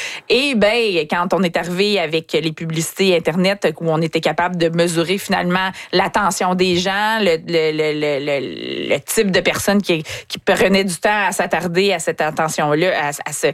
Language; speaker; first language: French; native; French